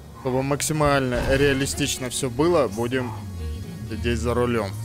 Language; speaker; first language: Russian; native; Russian